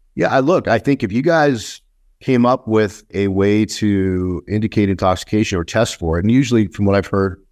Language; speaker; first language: English; native; English